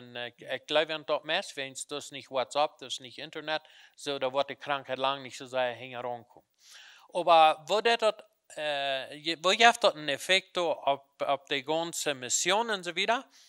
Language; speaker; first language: German; non-native, learner; Plautdietsch